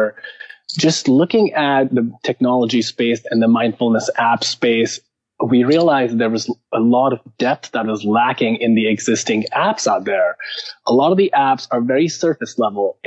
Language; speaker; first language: English; non-native, local second language; Hindi